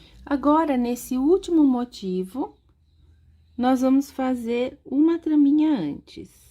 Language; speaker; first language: Portuguese; native; Portuguese